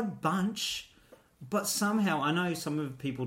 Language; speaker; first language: English; native; English